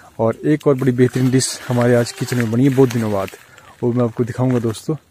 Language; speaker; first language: Hindi; native; Hindi